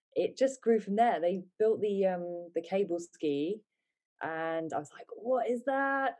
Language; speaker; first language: English; native; English